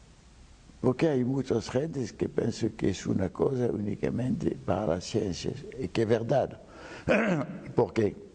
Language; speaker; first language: Spanish; non-native, fluent; French